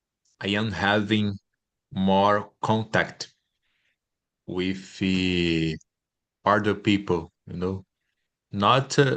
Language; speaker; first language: English; non-native, learner; Portuguese